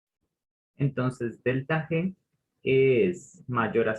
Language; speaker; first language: Spanish; native; Spanish